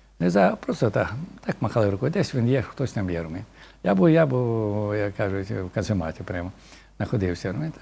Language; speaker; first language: Ukrainian; native; Ukrainian